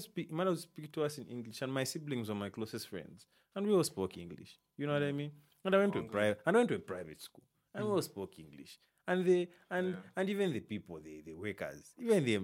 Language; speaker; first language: English; native; English